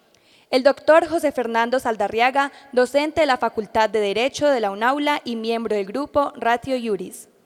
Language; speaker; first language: Spanish; native; Spanish